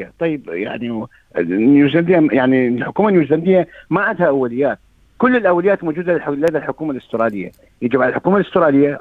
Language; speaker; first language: Arabic; native; Arabic